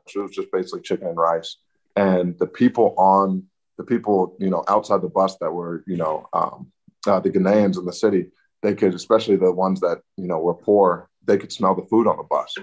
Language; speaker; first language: English; native; English